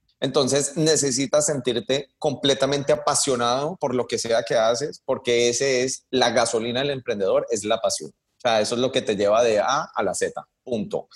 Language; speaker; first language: Spanish; early bilingual, heritage; Spanish